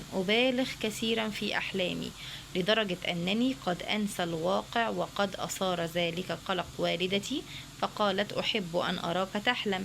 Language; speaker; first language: Arabic; native; Arabic